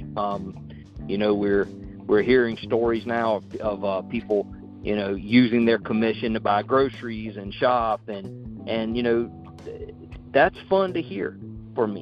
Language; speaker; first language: English; native; English